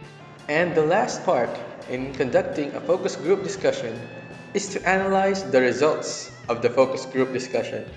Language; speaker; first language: English; non-native, local second language; Filipino